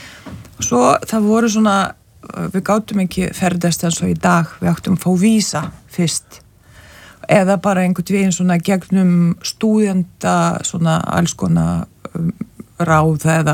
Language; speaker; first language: Icelandic; non-native, fluent; Lithuanian